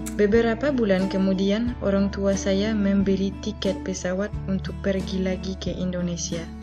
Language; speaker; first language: Indonesian; non-native, fluent; French